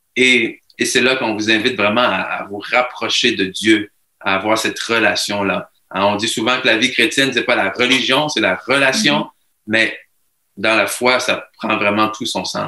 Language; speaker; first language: French; native; French